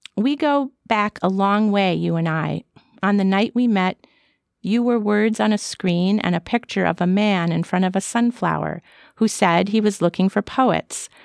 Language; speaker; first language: English; native; English